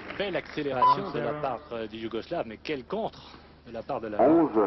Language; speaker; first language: French; native; French